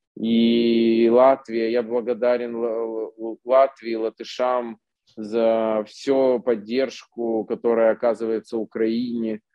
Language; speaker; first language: Russian; native; Russian